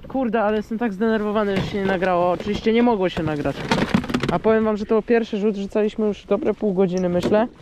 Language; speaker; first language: Polish; native; Polish